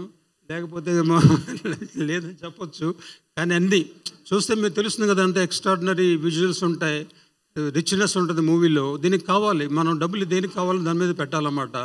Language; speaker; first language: Telugu; native; Telugu